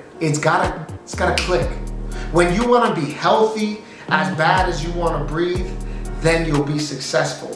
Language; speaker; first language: English; native; English